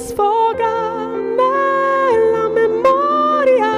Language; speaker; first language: Italian; native; Italian